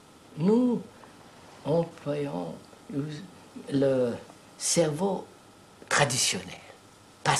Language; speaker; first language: French; non-native, fluent; Telugu